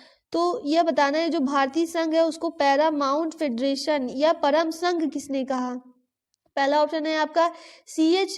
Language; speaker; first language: Hindi; native; Hindi